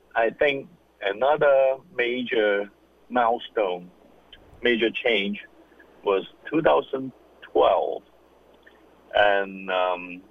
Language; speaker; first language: English; non-native, local second language; Cantonese